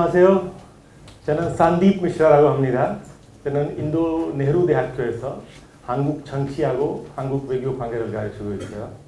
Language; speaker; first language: Korean; non-native, learner; Hindi